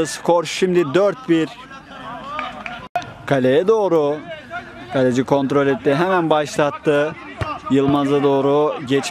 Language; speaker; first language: Turkish; native; Turkish